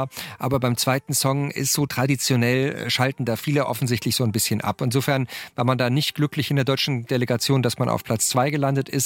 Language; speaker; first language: German; native; German